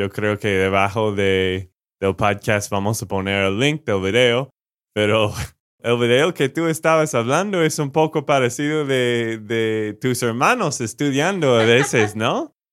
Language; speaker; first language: Spanish; non-native, fluent; English